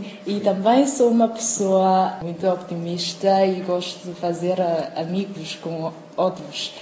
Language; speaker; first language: Portuguese; non-native, fluent; Chinese